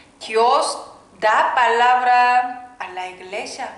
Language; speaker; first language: Spanish; non-native, learner; Korean